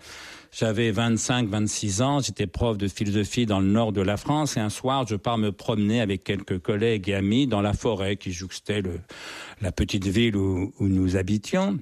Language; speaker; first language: French; native; French